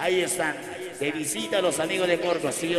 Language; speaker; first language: Spanish; native; Spanish